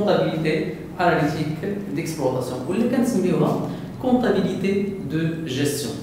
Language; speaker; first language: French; non-native, local second language; Arabic